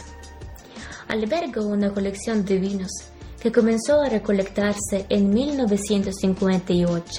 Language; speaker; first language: Spanish; non-native, fluent; Ukrainian